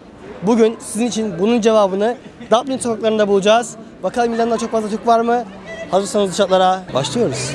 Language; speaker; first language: Turkish; native; Turkish